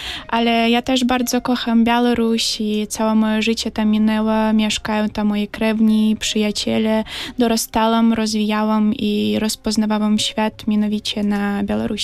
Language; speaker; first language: Polish; early bilingual, heritage; Polish